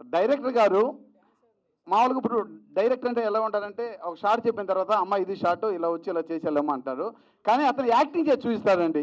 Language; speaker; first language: Telugu; native; Telugu